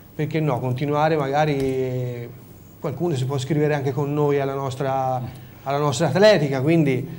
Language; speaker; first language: Italian; native; Italian